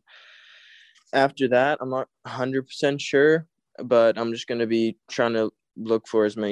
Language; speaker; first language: English; native; English